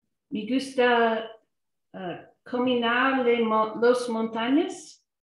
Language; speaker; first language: Spanish; non-native, learner; English